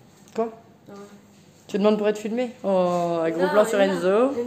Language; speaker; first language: French; native; French